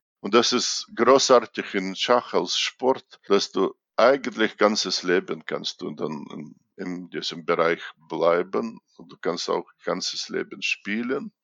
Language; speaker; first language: German; non-native, fluent; Russian